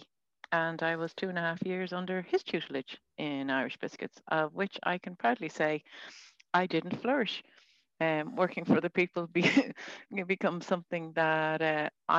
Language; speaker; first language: English; native; English